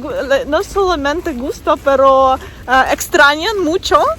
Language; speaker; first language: Spanish; non-native, learner; Russian